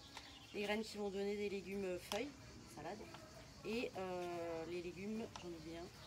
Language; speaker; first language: French; native; French